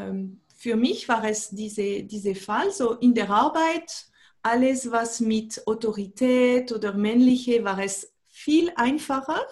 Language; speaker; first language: German; non-native, fluent; French